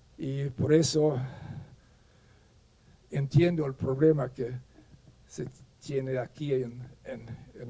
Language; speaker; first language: Spanish; non-native, fluent; Swedish